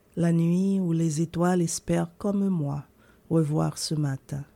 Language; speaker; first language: French; non-native, local second language; Haitian Creole